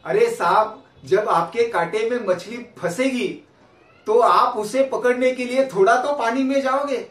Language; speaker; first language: Hindi; non-native, local second language; Marathi